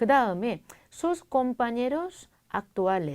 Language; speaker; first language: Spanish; non-native, fluent; Korean